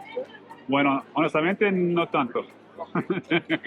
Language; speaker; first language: Spanish; non-native, learner; English